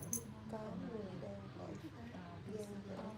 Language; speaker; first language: Vietnamese; native; Vietnamese